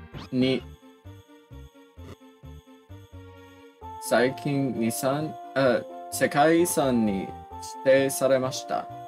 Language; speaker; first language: Japanese; non-native, learner; English